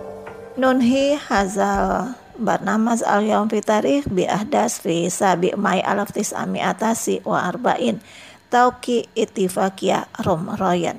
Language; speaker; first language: Arabic; non-native, fluent; Indonesian